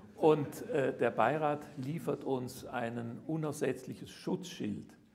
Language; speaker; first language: German; native; German